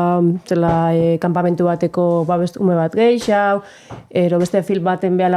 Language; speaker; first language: Basque; native; Basque